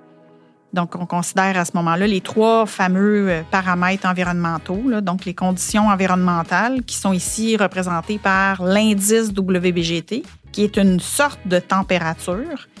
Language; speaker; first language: French; native; French